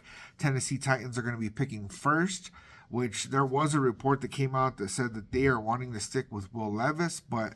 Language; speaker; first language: English; native; English